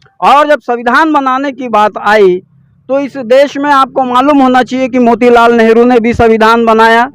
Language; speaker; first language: Hindi; native; Hindi